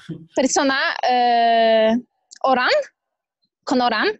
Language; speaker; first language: Spanish; non-native, learner; Polish